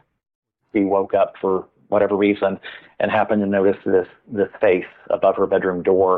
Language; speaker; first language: English; native; English